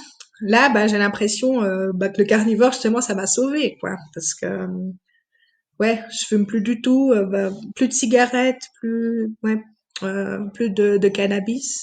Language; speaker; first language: French; native; French